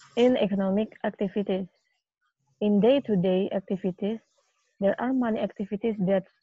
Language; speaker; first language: English; non-native, fluent; Indonesian